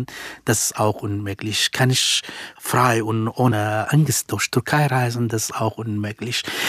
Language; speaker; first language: German; non-native, fluent; Kurdish